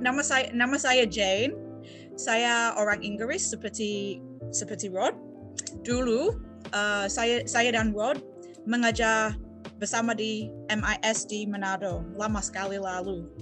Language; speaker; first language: Indonesian; non-native, fluent; English